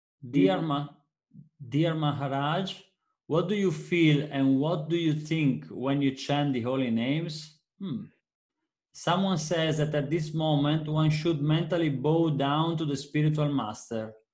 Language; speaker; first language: English; non-native, fluent; Italian